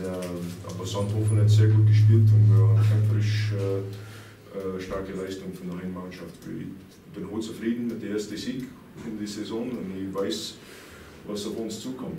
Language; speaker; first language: German; non-native, fluent; English